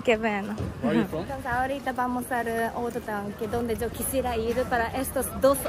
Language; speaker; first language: Spanish; non-native, fluent; Japanese